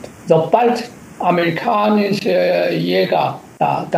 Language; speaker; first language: German; non-native, learner; Japanese